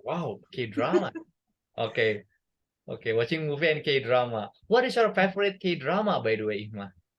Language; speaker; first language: English; non-native, fluent; Indonesian